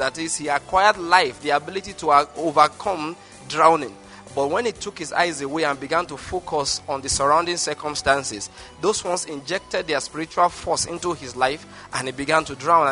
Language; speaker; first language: English; non-native, local second language; Igbo